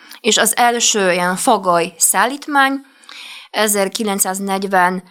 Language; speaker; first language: Hungarian; non-native, fluent; Polish